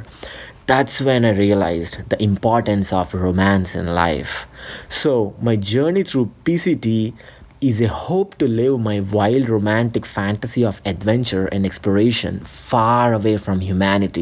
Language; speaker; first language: English; non-native, local second language; Telugu